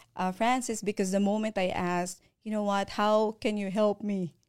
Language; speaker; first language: English; non-native, local second language; Filipino